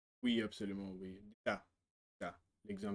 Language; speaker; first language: French; non-native, learner; Russian